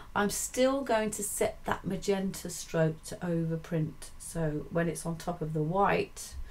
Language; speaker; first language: English; native; English